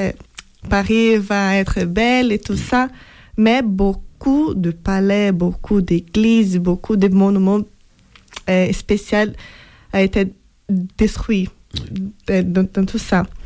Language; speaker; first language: French; non-native, fluent; Portuguese